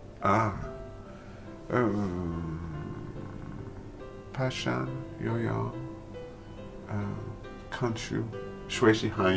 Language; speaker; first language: Chinese; non-native, learner; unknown